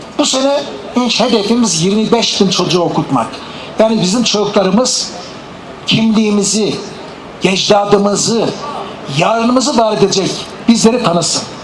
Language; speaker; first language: Turkish; native; Turkish